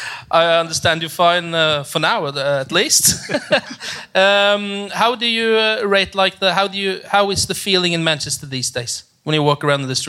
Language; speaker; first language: English; non-native, fluent; Norwegian